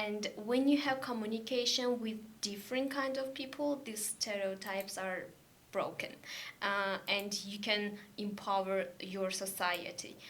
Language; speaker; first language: English; non-native, learner; Georgian